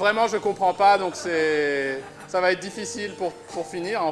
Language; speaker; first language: French; native; French